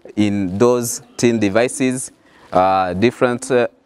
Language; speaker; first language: English; non-native, fluent; Rundi